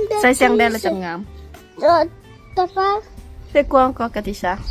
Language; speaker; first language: French; non-native, learner; Lao